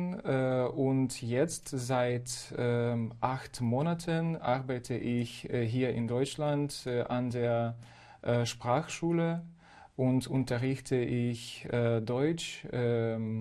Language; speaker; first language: German; non-native, fluent; Ukrainian